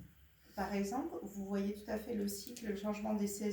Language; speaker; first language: French; native; French